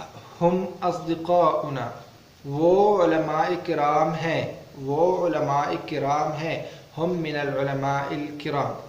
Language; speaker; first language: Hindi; non-native, learner; Arabic